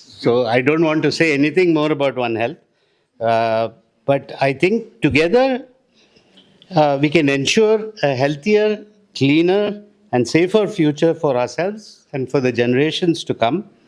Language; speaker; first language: English; non-native, local second language; Telugu